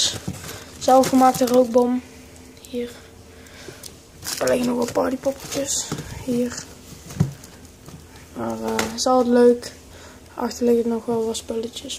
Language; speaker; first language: Dutch; native; Dutch